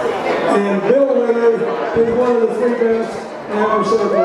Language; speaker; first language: English; native; English